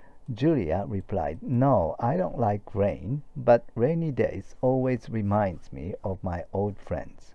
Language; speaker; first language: English; non-native, fluent; Japanese